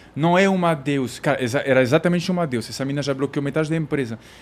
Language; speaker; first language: Portuguese; non-native, fluent; French